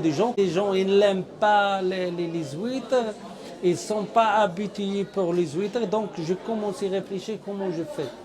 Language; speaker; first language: French; non-native, learner; Arabic